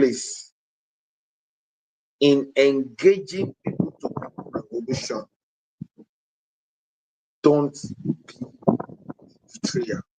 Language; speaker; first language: English; non-native, local second language; Yoruba